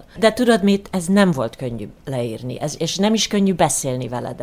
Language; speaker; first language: Hungarian; early bilingual, heritage; Hungarian